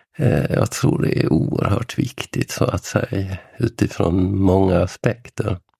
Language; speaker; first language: Swedish; native; Swedish